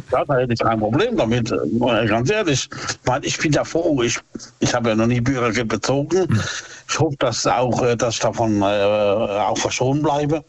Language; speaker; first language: German; native; German